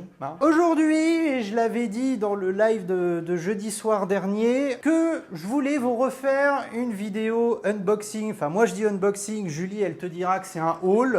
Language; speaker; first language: French; native; French